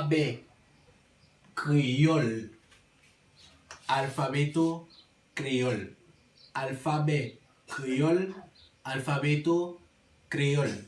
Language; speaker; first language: Spanish; non-native, learner; Haitian Creole